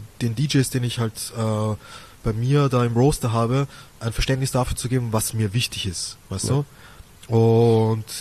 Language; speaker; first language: German; native; German